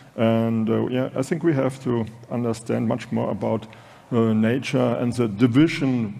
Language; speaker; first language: English; non-native, fluent; German